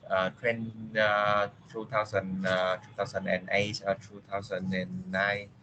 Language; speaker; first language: English; non-native, learner; Vietnamese